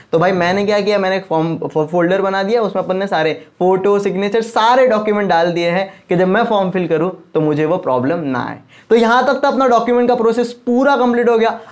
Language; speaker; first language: Hindi; non-native, local second language; Marwari